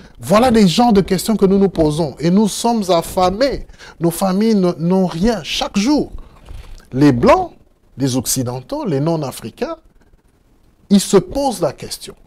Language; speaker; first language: French; non-native, local second language; Lingala